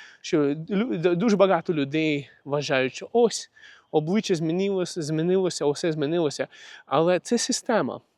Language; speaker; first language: Ukrainian; non-native, local second language; Russian